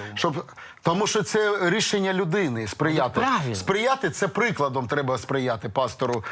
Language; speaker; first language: Ukrainian; non-native, local second language; Russian